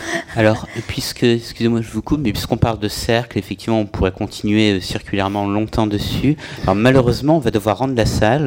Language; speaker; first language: French; native; French